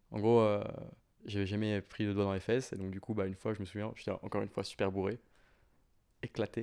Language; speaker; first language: French; native; French